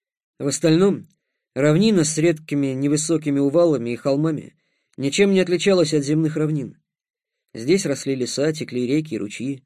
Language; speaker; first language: Russian; native; Russian